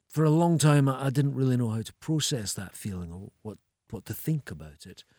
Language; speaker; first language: English; native; English